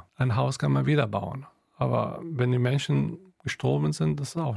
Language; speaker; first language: German; non-native, local second language; Arabic